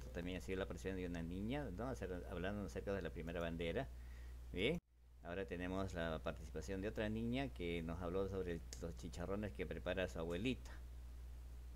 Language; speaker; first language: Spanish; native; Spanish